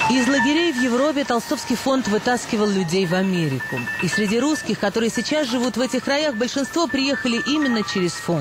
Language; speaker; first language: Russian; native; Russian